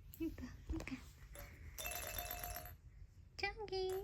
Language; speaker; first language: Korean; non-native, learner; Filipino